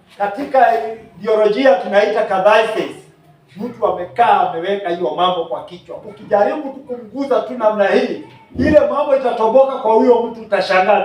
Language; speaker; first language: Swahili; non-native, local second language; Kikuyu